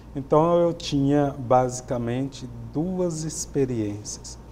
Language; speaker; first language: Portuguese; native; Portuguese